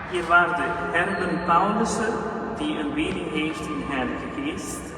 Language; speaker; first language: Dutch; non-native, fluent; Urdu